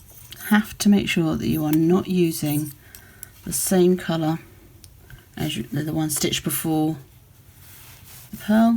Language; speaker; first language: English; native; English